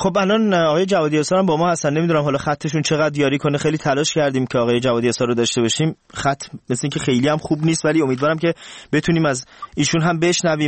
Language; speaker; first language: Persian; native; Persian